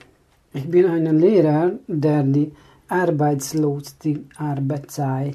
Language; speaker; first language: German; non-native, learner; Hungarian